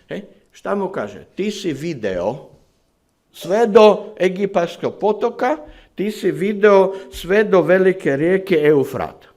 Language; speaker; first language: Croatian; non-native, fluent; Slovak